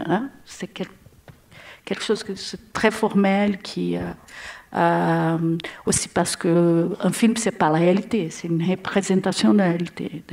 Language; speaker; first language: French; non-native, learner; Portuguese